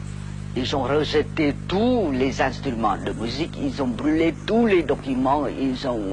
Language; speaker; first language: French; non-native, local second language; Khmer